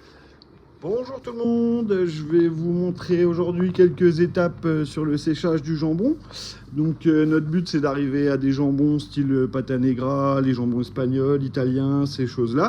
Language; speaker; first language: French; native; French